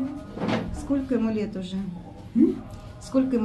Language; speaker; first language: Russian; native; Russian